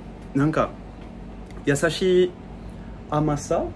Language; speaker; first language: Japanese; non-native, fluent; French